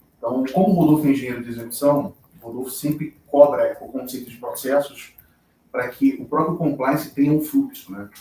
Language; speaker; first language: Portuguese; native; Portuguese